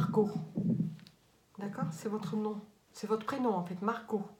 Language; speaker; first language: French; native; French